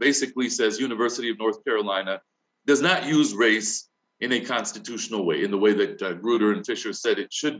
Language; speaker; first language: English; native; English